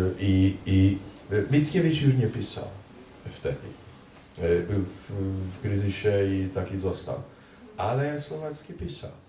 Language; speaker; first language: Polish; non-native, fluent; Hungarian